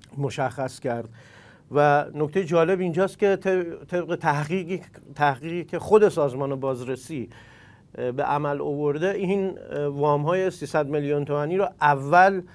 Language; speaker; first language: Persian; non-native, local second language; Central Kurdish